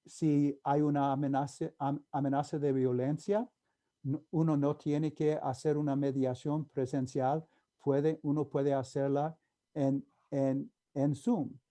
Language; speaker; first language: Spanish; non-native, fluent; English